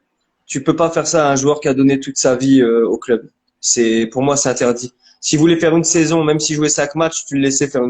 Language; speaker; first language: French; native; French